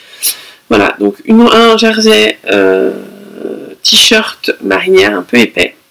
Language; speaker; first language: French; native; French